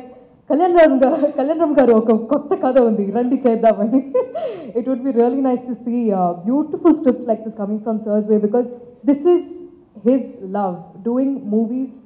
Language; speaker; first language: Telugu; non-native, local second language; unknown